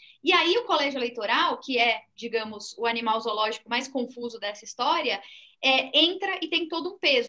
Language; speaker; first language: Portuguese; native; Portuguese